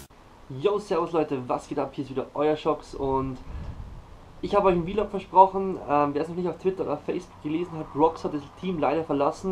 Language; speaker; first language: German; native; German